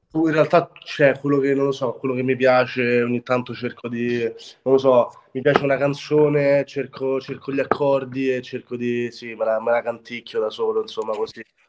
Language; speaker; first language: Italian; native; Italian